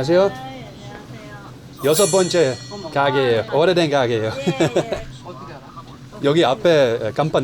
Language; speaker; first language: Korean; non-native, learner; Dutch